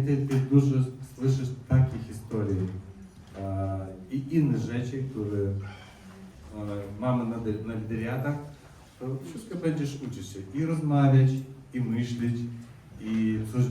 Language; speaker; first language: Polish; non-native, learner; Russian